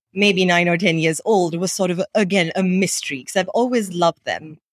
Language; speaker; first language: English; non-native, local second language; Sinhala